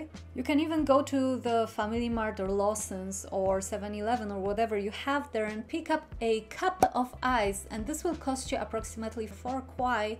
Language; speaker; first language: English; non-native, fluent; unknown